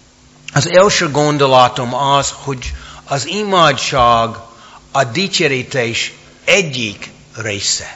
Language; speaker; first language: Hungarian; non-native, fluent; English